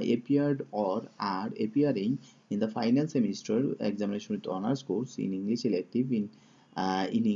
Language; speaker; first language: English; non-native, local second language; Bangla